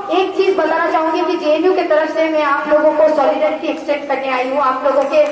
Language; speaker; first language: Hindi; non-native, local second language; Bangla